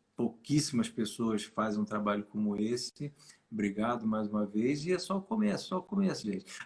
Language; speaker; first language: Portuguese; native; Portuguese